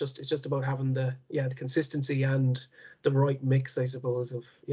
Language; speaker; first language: English; native; English